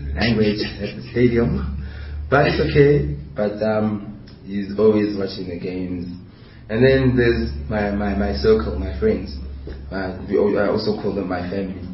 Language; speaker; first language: English; non-native, local second language; Southern Sotho